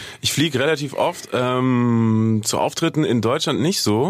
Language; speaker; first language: German; native; German